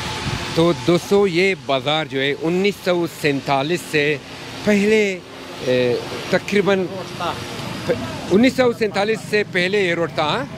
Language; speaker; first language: Hindi; non-native, local second language; Persian